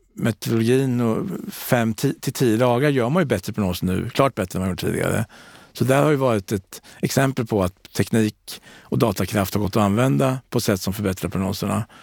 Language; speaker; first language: Swedish; native; Swedish